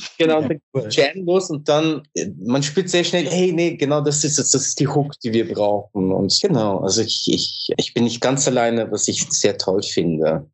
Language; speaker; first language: German; early bilingual, other home language; Turkish